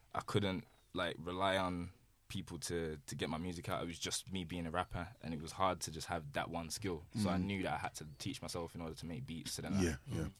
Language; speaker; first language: English; native; English